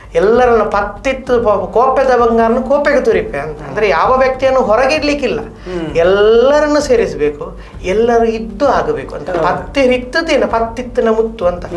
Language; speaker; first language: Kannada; non-native, local second language; Tulu